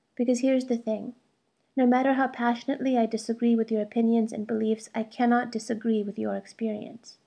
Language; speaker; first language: English; early bilingual, other home language; Malayalam